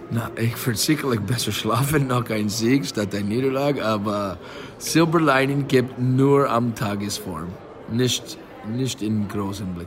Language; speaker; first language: German; non-native, fluent; English